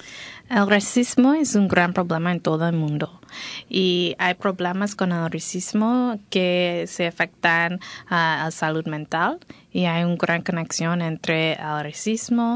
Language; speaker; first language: Spanish; non-native, learner; English